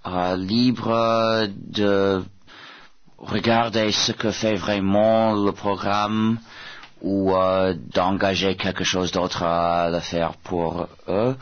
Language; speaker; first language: French; non-native, fluent; English